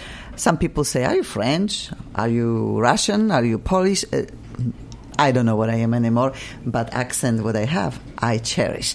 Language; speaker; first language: English; non-native, fluent; Polish